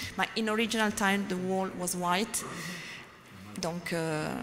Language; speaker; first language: English; non-native, learner; French